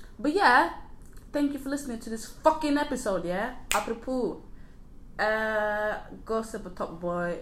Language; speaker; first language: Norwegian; early bilingual, other home language; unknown